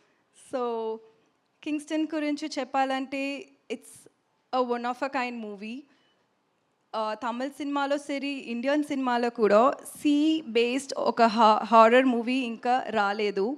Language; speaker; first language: Telugu; non-native, learner; Tamil